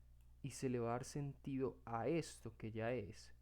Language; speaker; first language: Spanish; native; Spanish